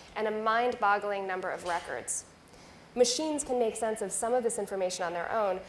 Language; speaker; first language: English; native; English